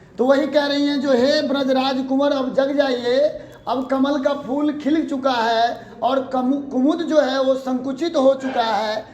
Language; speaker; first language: Hindi; native; Hindi